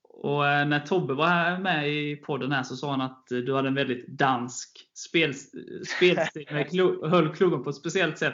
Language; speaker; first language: Swedish; native; Swedish